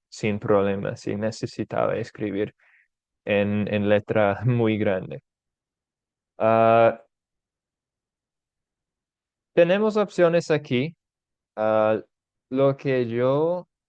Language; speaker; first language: Spanish; non-native, fluent; English